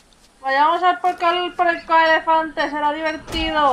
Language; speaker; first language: Spanish; native; Spanish